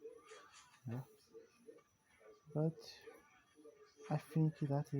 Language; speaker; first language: English; non-native, learner; Portuguese